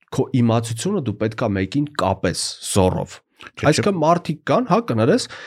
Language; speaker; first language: Armenian; native; Armenian